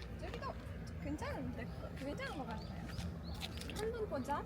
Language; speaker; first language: Korean; non-native, learner; Russian